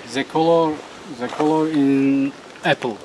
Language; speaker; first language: English; non-native, learner; Tajik